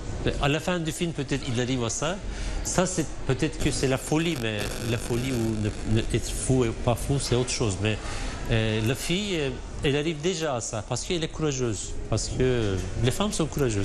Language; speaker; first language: French; non-native, fluent; Turkish